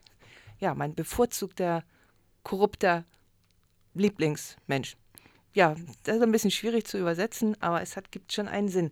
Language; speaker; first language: German; native; German